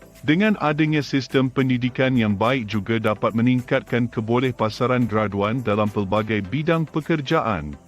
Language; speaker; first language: Malay; native; Malay